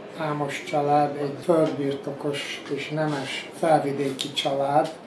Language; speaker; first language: Hungarian; early bilingual, heritage; Hungarian